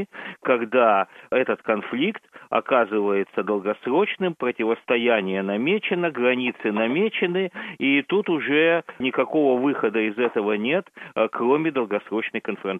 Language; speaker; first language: Russian; native; Russian